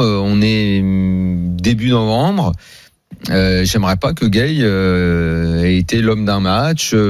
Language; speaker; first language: French; native; French